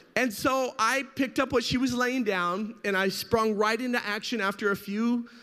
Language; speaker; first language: English; native; English